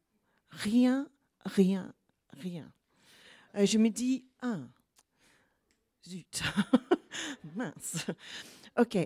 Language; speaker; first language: French; non-native, learner; English